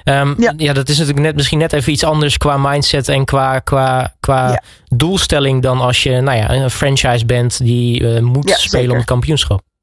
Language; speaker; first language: Dutch; native; Dutch